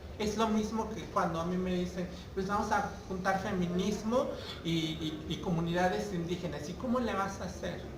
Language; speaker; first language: Spanish; non-native, local second language; Nahuatl languages